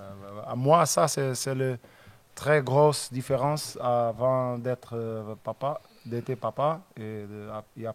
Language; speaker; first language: French; non-native, learner; Portuguese